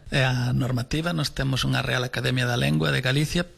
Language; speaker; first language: Spanish; non-native, local second language; Galician